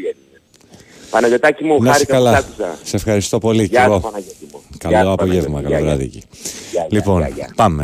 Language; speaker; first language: Greek; native; Greek